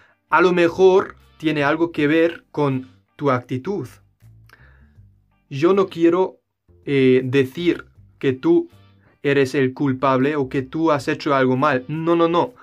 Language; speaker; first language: Spanish; non-native, fluent; German